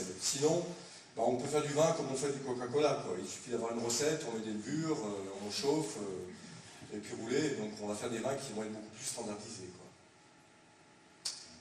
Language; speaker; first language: French; native; French